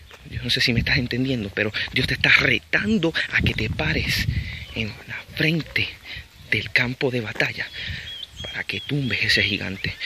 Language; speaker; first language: Spanish; native; Spanish